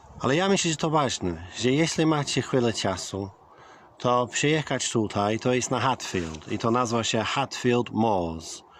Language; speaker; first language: Polish; early bilingual, heritage; English